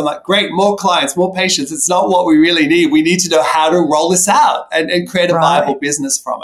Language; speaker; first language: English; native; English